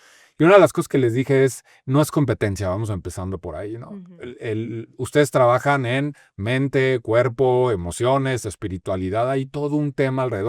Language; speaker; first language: Spanish; native; Spanish